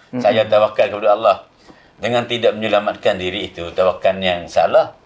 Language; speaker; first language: Malay; non-native, fluent; Thai